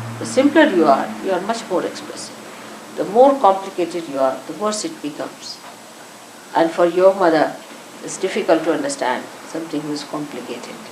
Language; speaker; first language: English; non-native, local second language; Marathi